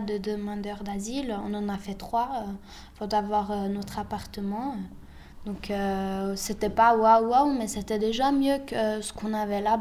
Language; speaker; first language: French; early bilingual, other home language; Bosnian